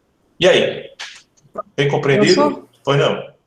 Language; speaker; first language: Portuguese; native; Portuguese